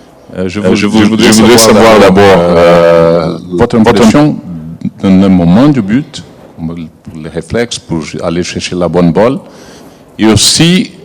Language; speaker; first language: French; non-native, fluent; Portuguese